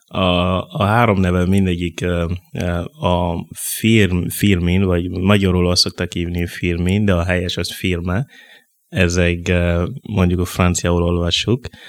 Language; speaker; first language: Hungarian; non-native, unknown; Mossi